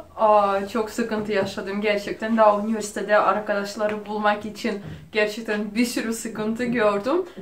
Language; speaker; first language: Turkish; non-native, fluent; Russian